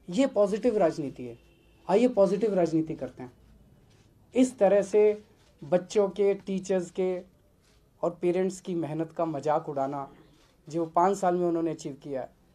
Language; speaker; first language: Hindi; native; Hindi